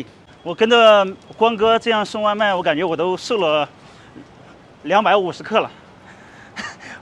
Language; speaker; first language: Chinese; native; Chinese